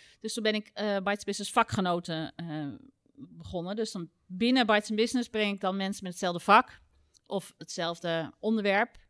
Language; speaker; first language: Dutch; native; Dutch